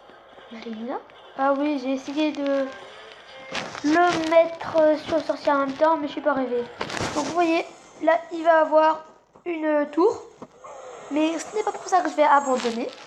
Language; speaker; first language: French; native; French